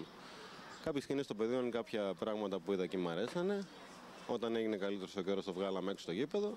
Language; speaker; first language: Greek; native; Greek